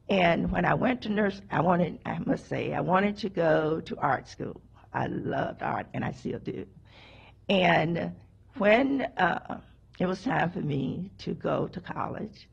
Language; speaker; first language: English; native; English